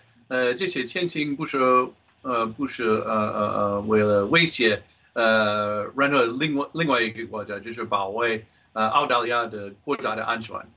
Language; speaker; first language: Chinese; non-native, fluent; English